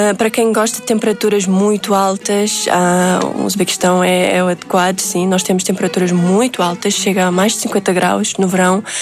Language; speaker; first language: Portuguese; early bilingual, other home language; Uzbek